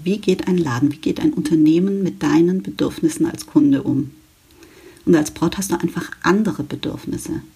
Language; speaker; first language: German; native; German